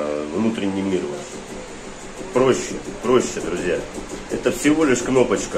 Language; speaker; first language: Russian; native; Russian